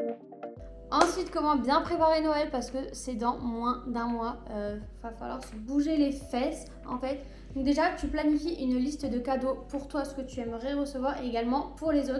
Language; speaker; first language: French; native; French